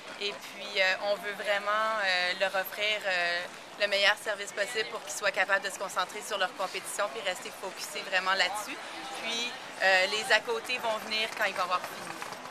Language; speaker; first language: French; native; French